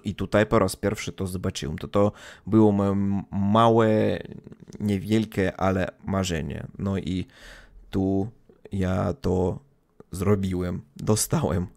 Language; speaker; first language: Polish; non-native, learner; Russian